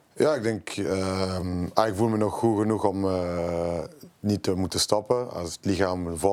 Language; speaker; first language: Dutch; non-native, local second language; French